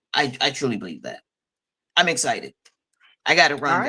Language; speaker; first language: English; native; English